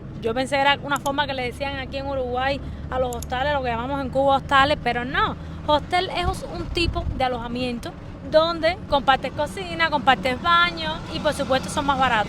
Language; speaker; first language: Spanish; native; Spanish